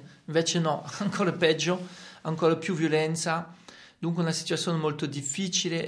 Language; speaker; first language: Italian; non-native, fluent; French